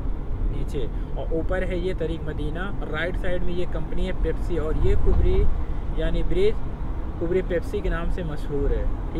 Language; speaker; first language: Hindi; native; Hindi